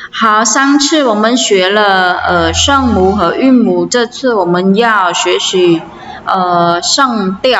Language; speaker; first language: Chinese; non-native, fluent; Khmer